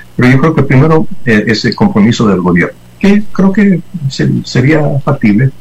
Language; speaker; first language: Spanish; non-native, fluent; English